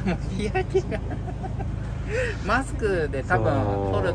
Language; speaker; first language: Japanese; native; Japanese